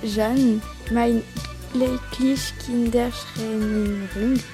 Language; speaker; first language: German; non-native, learner; French